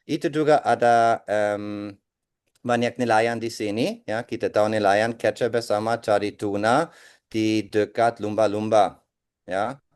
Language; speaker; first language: Indonesian; non-native, fluent; English